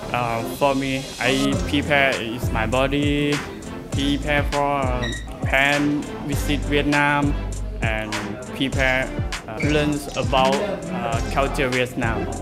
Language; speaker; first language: English; non-native, learner; Lao